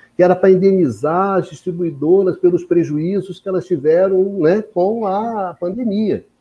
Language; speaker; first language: Portuguese; native; Portuguese